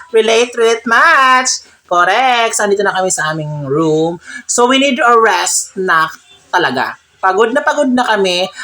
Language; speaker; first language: Filipino; non-native, local second language; Cebuano